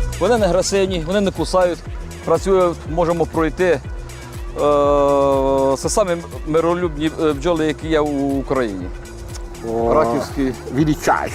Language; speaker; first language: Ukrainian; native; Ukrainian